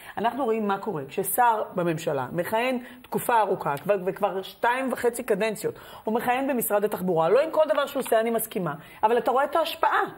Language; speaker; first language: Hebrew; native; Hebrew